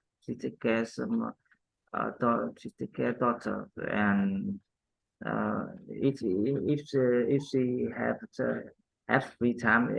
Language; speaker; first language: English; non-native, learner; Vietnamese